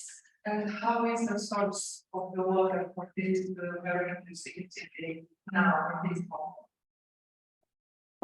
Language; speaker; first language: English; non-native, learner; Romanian